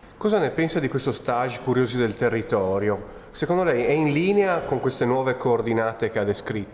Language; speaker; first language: Italian; native; Italian